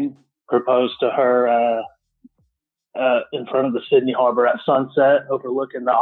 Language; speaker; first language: English; native; English